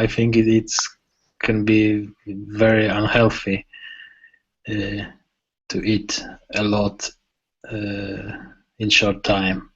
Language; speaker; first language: English; non-native, learner; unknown